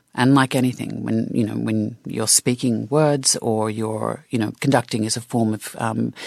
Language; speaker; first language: English; native; English